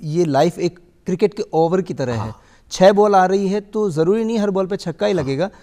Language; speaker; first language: Hindi; native; Hindi